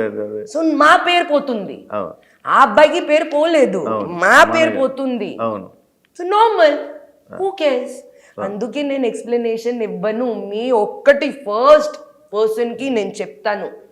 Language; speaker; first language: Telugu; non-native, learner; Hindi